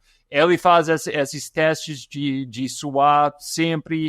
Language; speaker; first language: Portuguese; non-native, fluent; English